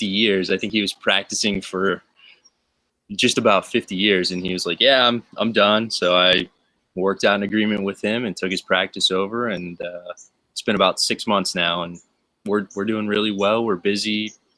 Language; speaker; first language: English; native; English